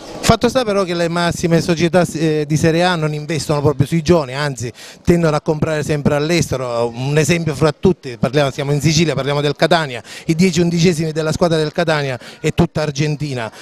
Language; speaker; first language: Italian; native; Italian